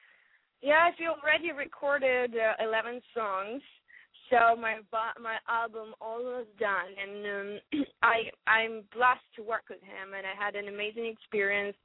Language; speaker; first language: English; non-native, learner; Ukrainian